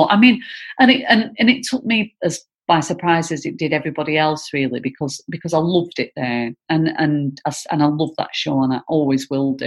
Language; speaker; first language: English; native; English